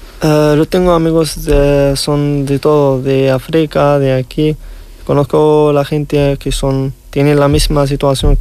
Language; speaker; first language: Spanish; non-native, learner; Riffian